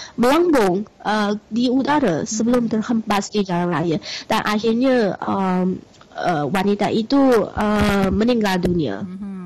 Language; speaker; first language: Malay; non-native, learner; Chinese